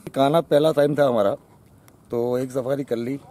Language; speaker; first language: Hindi; non-native, local second language; Gujarati